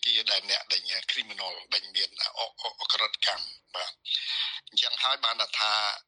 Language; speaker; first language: Khmer; native; Khmer